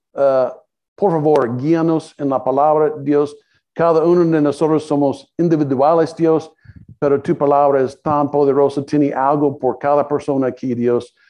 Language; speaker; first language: Spanish; non-native, learner; English